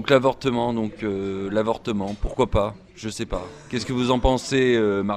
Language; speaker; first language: French; native; French